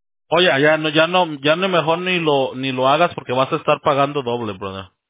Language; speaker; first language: Spanish; early bilingual, heritage; Spanish